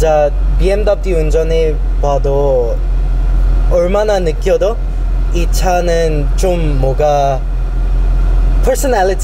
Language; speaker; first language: Korean; non-native, learner; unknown